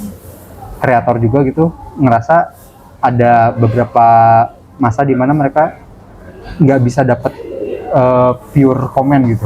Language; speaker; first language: Indonesian; native; Indonesian